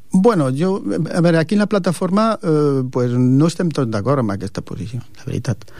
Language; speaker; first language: Catalan; non-native, local second language; Spanish